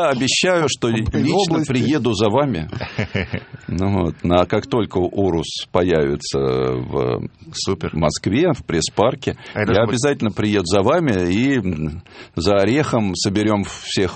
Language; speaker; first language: Russian; native; Russian